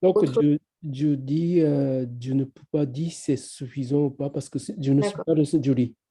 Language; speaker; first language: French; non-native, fluent; Japanese